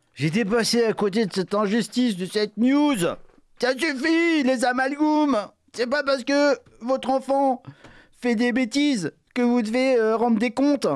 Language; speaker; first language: French; native; French